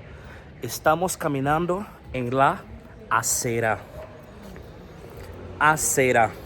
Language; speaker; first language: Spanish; non-native, fluent; Portuguese